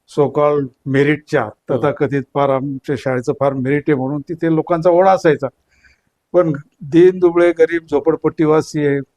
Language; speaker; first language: Marathi; native; Marathi